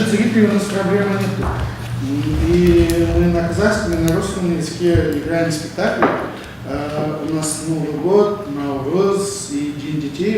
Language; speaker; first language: Russian; non-native, local second language; Kazakh